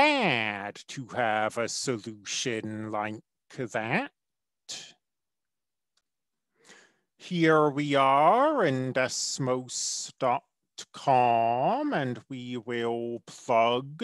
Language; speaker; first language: English; native; English